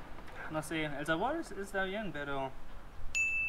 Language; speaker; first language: Spanish; non-native, learner; German